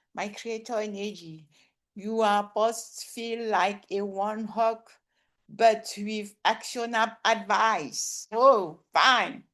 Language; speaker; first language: English; non-native, learner; French